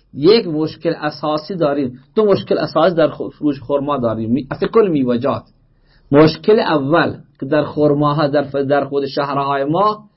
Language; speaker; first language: Persian; native; Persian